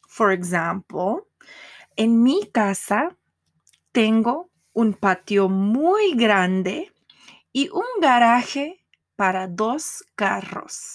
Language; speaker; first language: Spanish; non-native, fluent; English